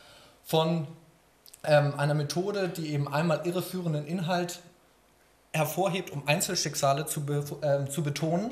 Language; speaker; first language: German; native; German